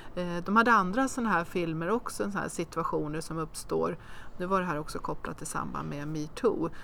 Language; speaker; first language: Swedish; native; Swedish